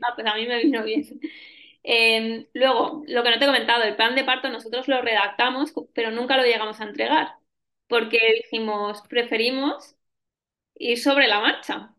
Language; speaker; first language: Spanish; native; Spanish